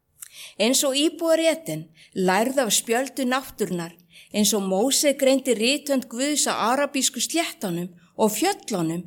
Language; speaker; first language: Icelandic; native; Icelandic